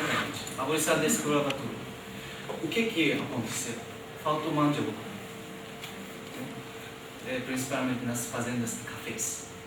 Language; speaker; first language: Portuguese; non-native, fluent; Japanese